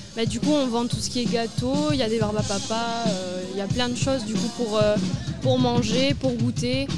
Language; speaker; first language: French; native; French